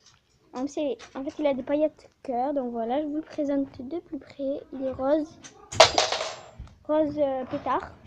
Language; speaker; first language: French; native; French